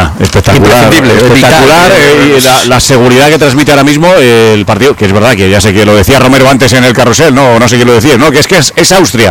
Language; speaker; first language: Spanish; native; Spanish